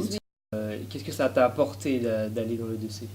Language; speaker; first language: French; native; French